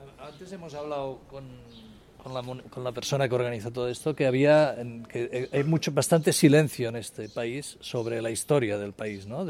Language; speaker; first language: Spanish; native; Spanish